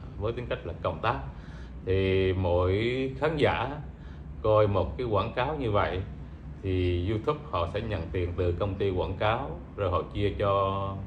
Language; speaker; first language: Vietnamese; native; Vietnamese